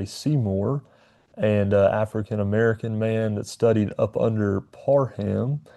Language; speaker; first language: English; native; English